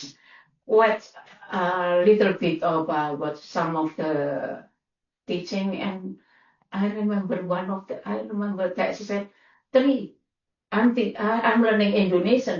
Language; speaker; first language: English; non-native, learner; Indonesian